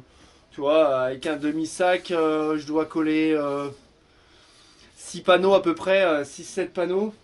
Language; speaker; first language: French; native; French